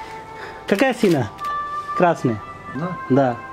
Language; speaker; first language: Russian; non-native, learner; Hindi